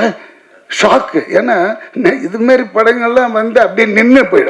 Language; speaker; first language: Tamil; native; Tamil